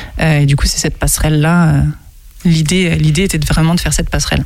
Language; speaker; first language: French; native; French